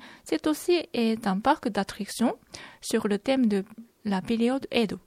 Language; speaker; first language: French; non-native, fluent; Japanese